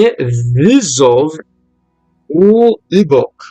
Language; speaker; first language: Russian; non-native, learner; English